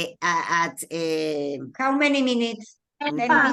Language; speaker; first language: English; non-native, learner; Spanish